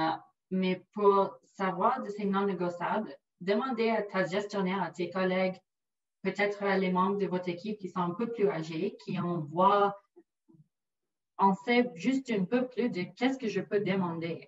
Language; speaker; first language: French; non-native, local second language; English